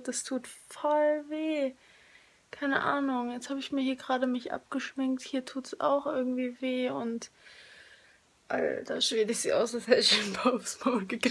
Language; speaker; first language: German; native; German